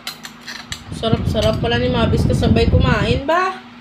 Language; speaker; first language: Filipino; non-native, local second language; Hiligaynon